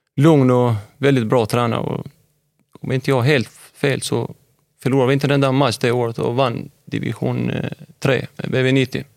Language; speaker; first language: Swedish; early bilingual, other home language; Albanian